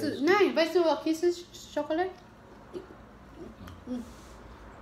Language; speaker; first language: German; non-native, learner; Filipino